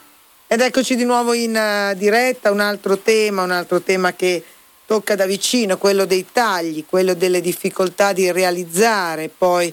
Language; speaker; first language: Italian; native; Italian